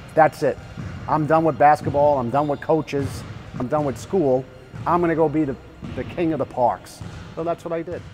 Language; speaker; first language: English; native; English